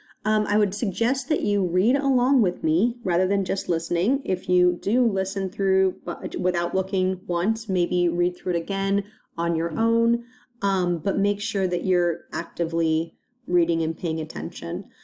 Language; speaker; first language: English; native; English